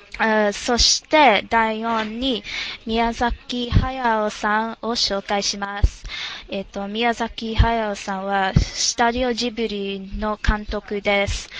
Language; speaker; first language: Japanese; non-native, learner; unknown